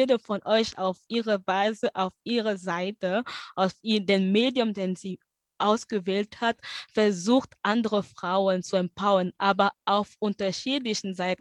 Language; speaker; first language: German; non-native, fluent; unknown